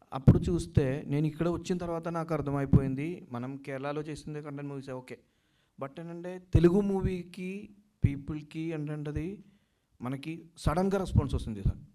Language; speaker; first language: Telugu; non-native, learner; Malayalam